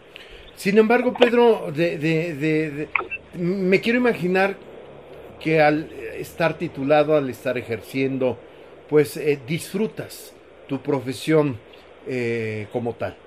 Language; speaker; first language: Spanish; native; Spanish